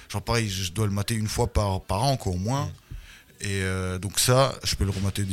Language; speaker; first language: French; early bilingual, other home language; Russian